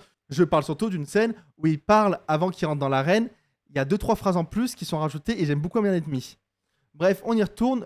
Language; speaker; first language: French; native; French